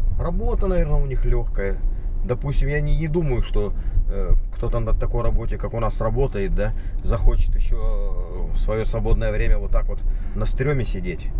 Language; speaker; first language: Russian; native; Russian